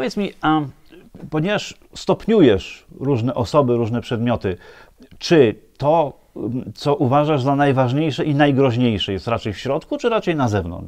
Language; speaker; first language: Polish; native; Polish